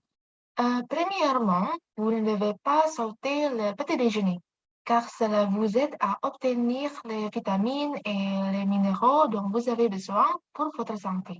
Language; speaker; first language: French; non-native, learner; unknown